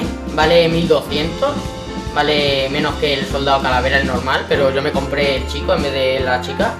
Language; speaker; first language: Spanish; native; Spanish